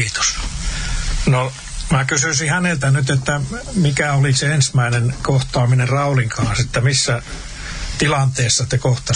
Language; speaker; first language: Finnish; native; Finnish